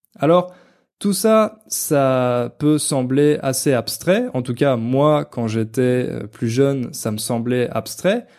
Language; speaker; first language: French; native; French